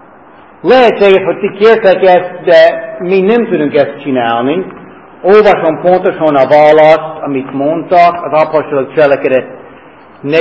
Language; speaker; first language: Hungarian; non-native, fluent; English